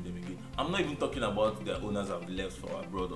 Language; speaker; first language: English; non-native, local second language; Igbo